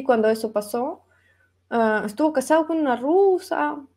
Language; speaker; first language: Spanish; non-native, fluent; Russian